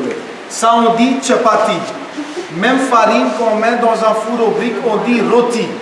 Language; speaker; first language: French; non-native, fluent; Hindi